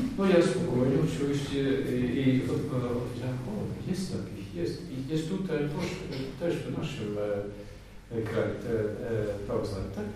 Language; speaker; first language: Polish; non-native, learner; Dutch